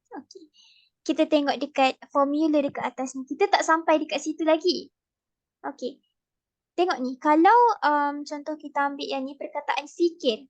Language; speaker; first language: Malay; native; Malay